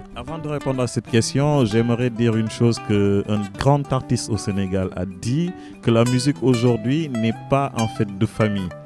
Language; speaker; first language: French; non-native, local second language; Wolof